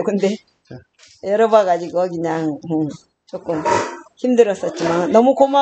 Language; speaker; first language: Korean; native; Korean